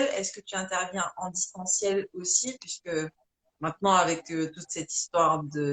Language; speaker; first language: French; native; French